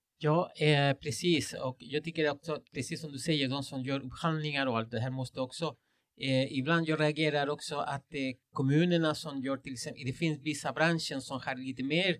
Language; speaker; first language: Swedish; non-native, fluent; Spanish